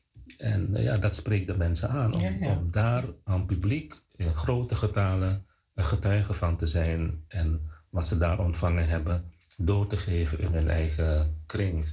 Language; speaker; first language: Dutch; non-native, fluent; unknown